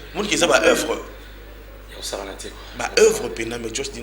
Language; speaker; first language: French; non-native, local second language; Lingala